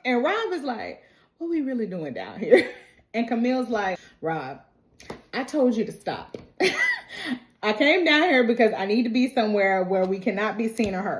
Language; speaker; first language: English; native; English